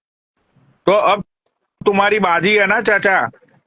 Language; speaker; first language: Hindi; native; Hindi